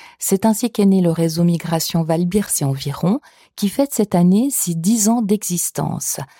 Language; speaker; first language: French; native; French